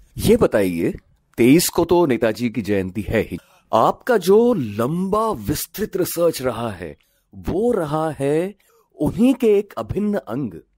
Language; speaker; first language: Hindi; native; Hindi